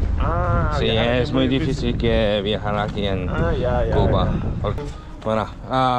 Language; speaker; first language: Spanish; non-native, learner; Korean